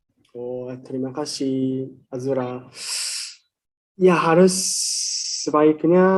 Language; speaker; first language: Indonesian; non-native, fluent; Japanese